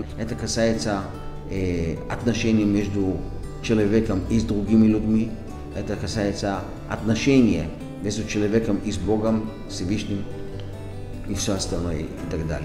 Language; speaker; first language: Russian; non-native, fluent; Hebrew